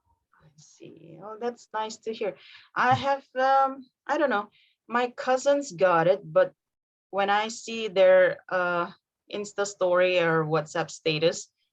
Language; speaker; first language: English; non-native, fluent; Indonesian